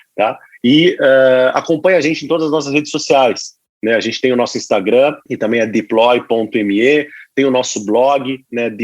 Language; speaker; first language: Portuguese; native; Portuguese